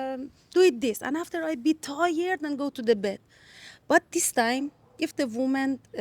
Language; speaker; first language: English; non-native, learner; Persian